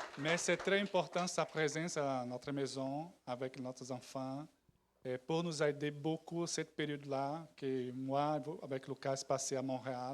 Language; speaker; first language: French; non-native, learner; Portuguese